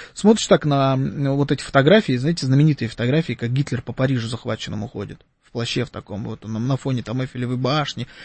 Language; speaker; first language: Russian; native; Russian